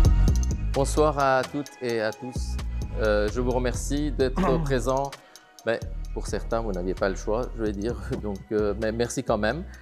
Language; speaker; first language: French; native; French